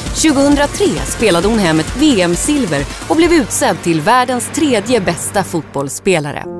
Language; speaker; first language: Swedish; native; Swedish